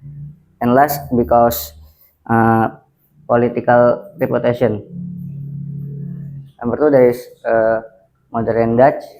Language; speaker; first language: English; non-native, learner; Indonesian